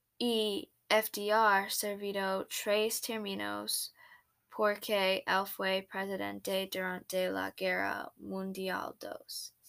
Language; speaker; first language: Spanish; non-native, learner; English